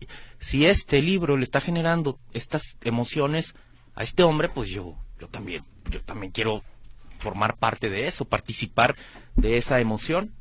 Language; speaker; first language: Spanish; native; Spanish